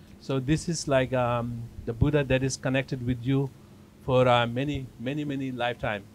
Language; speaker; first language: English; non-native, fluent; Tibetan